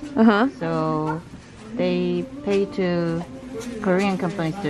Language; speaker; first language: English; non-native, learner; Korean